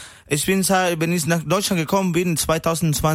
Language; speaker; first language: German; non-native, learner; Spanish